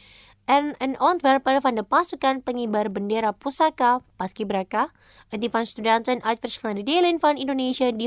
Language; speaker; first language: Dutch; non-native, fluent; Indonesian